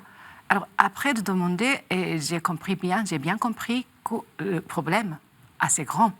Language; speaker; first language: French; non-native, learner; Japanese